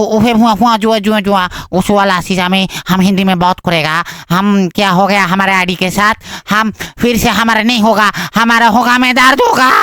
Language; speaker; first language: Hindi; non-native, learner; Bangla